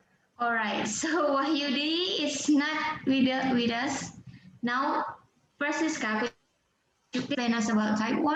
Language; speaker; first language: English; non-native, fluent; Indonesian